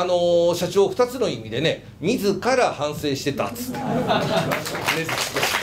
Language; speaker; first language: Japanese; native; Japanese